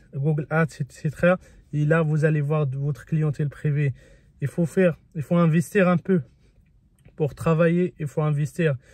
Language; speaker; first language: French; early bilingual, other home language; Spanish